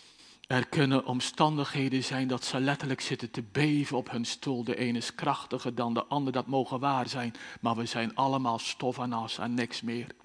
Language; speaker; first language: Dutch; native; Dutch